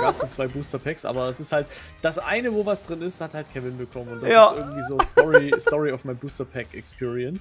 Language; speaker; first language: German; native; German